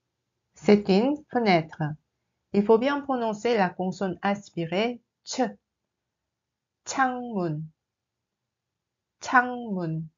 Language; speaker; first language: French; non-native, fluent; Korean